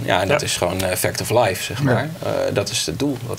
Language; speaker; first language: Dutch; native; Dutch